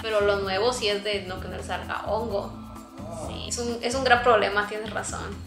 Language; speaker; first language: Spanish; native; Spanish